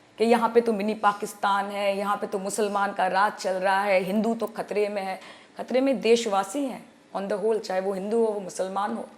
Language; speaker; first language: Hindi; non-native, local second language; Bangla